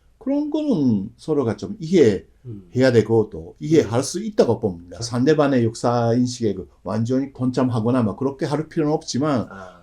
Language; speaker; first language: Korean; non-native, fluent; Japanese